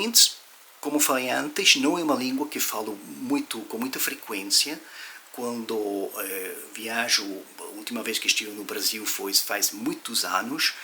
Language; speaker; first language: Portuguese; non-native, fluent; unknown